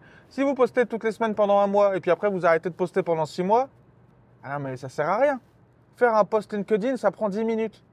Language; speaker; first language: French; native; French